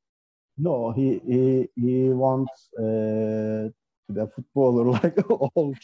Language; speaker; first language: English; non-native, learner; Turkish